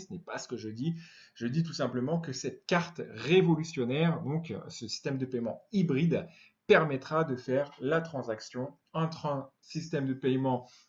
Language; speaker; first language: French; native; French